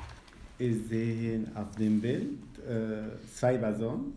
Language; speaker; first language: German; non-native, learner; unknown